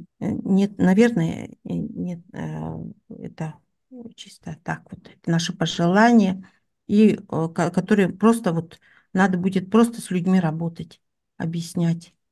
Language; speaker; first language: Russian; non-native, local second language; Tuvinian